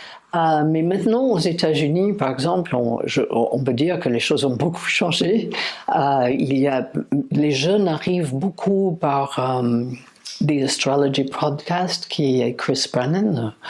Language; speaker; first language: French; non-native, fluent; English